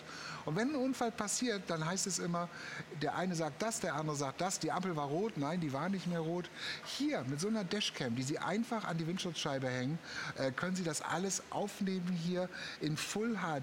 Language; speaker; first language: German; native; German